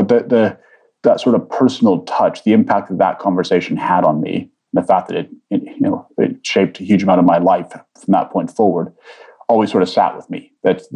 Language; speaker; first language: English; native; English